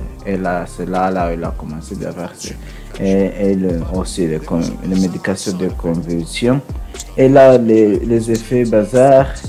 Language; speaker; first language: French; non-native, learner; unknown